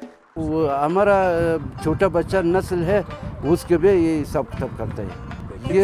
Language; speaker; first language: Hindi; non-native, local second language; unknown